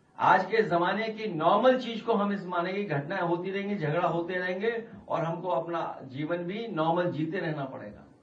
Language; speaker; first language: Hindi; native; Hindi